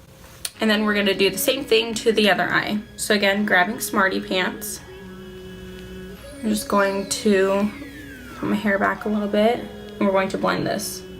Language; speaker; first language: English; native; English